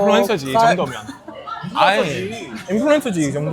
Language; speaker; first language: Korean; non-native, fluent; English